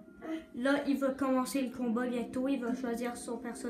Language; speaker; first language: French; native; French